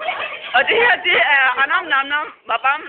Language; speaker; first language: Danish; early bilingual, other home language; Turkish